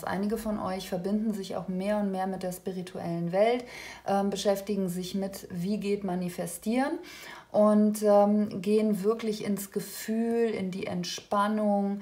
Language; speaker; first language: German; native; German